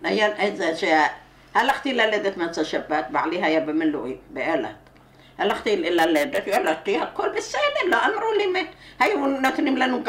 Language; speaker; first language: Hebrew; non-native, learner; Arabic